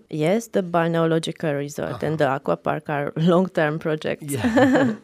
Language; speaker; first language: English; non-native, learner; Romanian